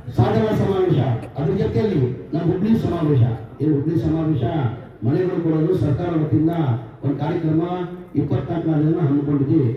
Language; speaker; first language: Kannada; non-native, local second language; Urdu